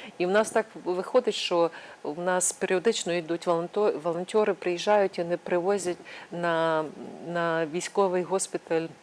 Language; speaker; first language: Ukrainian; native; Ukrainian